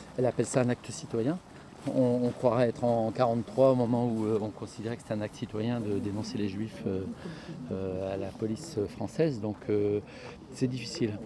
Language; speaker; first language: French; native; French